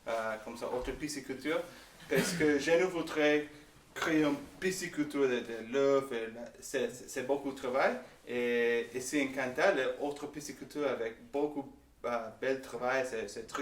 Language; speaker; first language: French; non-native, learner; English